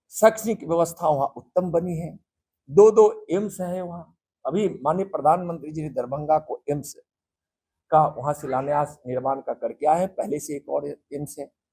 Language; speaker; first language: Hindi; native; Hindi